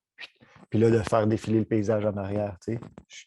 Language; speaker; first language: French; native; French